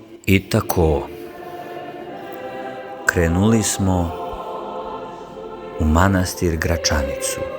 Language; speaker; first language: Serbian; native; Serbian